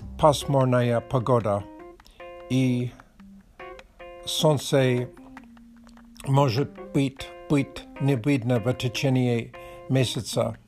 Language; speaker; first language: Russian; non-native, learner; English